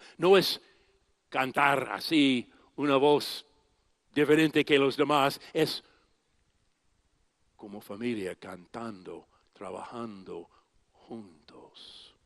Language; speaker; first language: Spanish; non-native, fluent; English